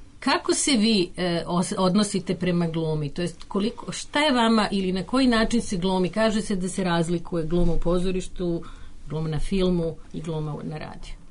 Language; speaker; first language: Serbian; native; Serbian